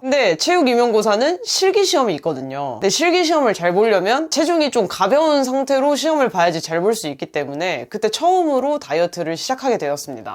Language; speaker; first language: Korean; native; Korean